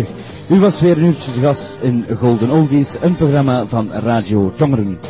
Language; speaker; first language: Dutch; native; Dutch